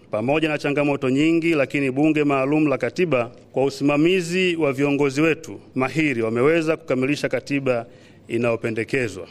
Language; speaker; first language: Swahili; native; Swahili